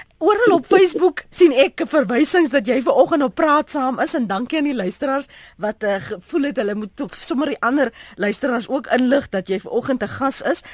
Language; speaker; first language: Afrikaans; native; Afrikaans